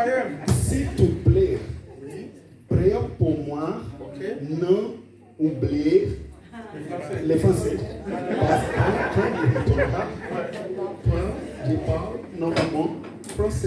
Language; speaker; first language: French; non-native, learner; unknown